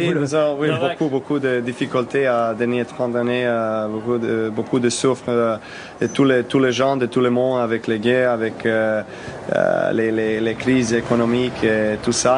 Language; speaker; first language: French; non-native, learner; Serbian